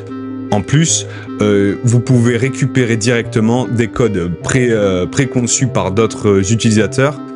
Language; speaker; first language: French; native; French